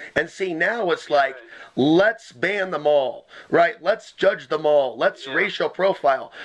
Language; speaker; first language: English; native; English